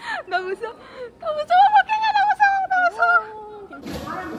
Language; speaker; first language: Korean; non-native, fluent; Hindi